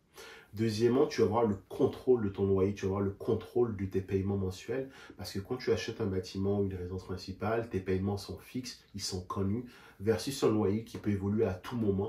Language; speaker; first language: French; native; French